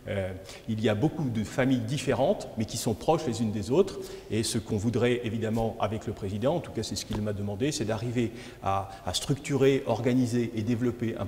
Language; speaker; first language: French; native; French